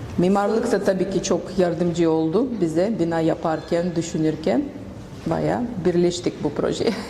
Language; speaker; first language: Turkish; non-native, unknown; Russian